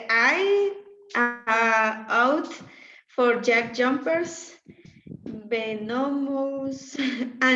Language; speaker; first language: English; non-native, learner; Spanish